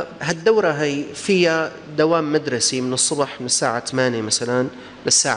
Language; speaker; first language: Arabic; native; Arabic